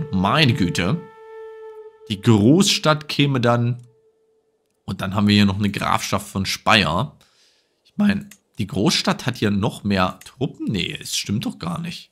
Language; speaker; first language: German; native; German